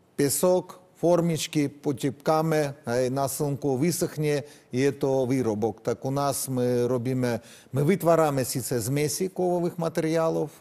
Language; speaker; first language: Slovak; non-native, fluent; Armenian